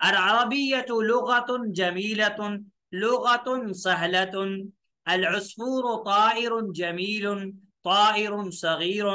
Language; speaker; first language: Arabic; non-native, fluent; Urdu